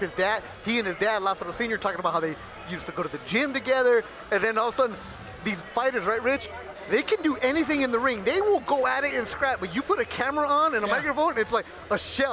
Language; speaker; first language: English; early bilingual, other home language; Spanish